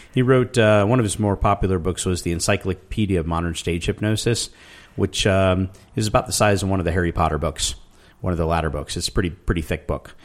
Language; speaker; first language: English; native; English